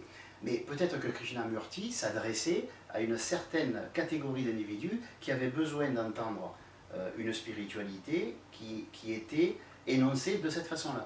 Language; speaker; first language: French; native; French